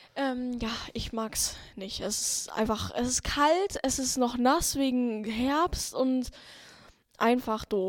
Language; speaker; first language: German; native; German